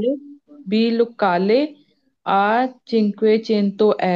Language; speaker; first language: Italian; non-native, learner; Punjabi